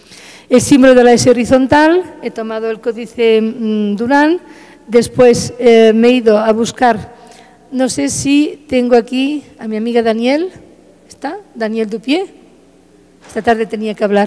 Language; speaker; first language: Spanish; native; Spanish